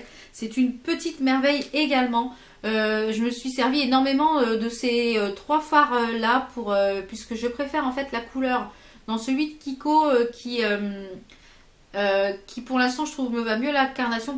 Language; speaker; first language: French; native; French